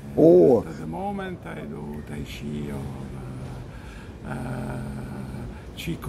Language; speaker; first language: English; non-native, learner; Italian